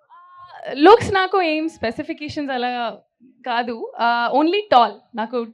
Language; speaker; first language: Telugu; non-native, fluent; Hindi